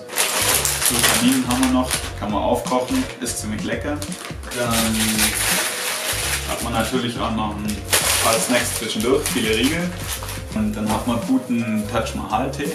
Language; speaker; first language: German; native; German